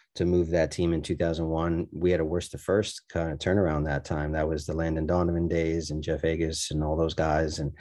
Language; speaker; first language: English; native; English